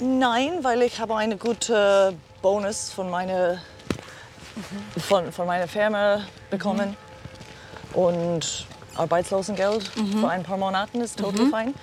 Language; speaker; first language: German; non-native, learner; English